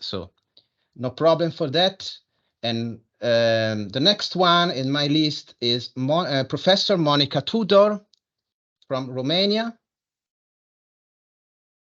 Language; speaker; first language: English; non-native, fluent; Italian